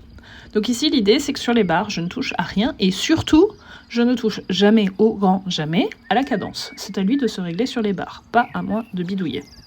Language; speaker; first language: French; native; French